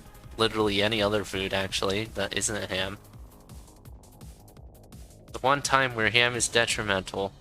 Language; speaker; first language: English; native; English